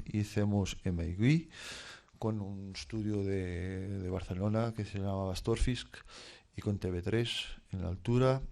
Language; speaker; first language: Spanish; non-native, fluent; Portuguese